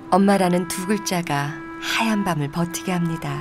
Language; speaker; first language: Korean; native; Korean